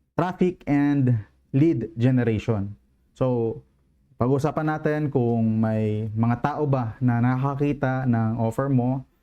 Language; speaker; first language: Filipino; non-native, local second language; Cebuano